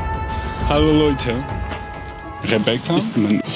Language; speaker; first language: German; non-native, learner; Georgian